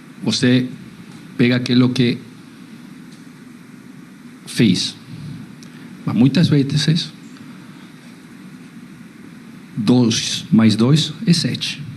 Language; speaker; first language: Portuguese; non-native, learner; Spanish